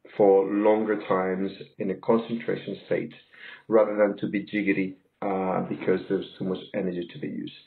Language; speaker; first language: English; native; English